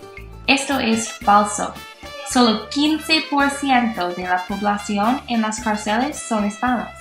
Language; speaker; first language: Spanish; non-native, learner; English